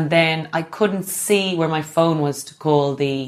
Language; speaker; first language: English; native; English